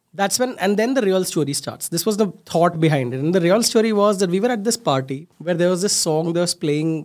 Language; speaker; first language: English; non-native, local second language; Hindi